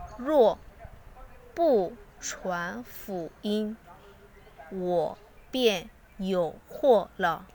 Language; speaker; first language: Chinese; non-native, learner; Korean